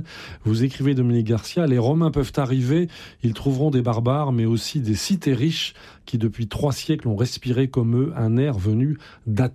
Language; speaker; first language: French; native; French